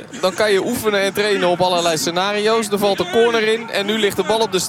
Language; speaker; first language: Dutch; native; Dutch